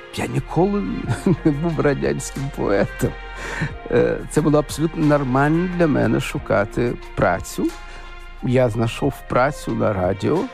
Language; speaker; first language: Ukrainian; non-native, local second language; Russian